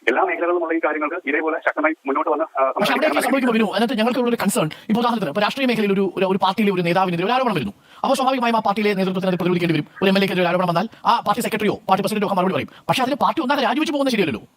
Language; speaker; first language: Malayalam; native; Malayalam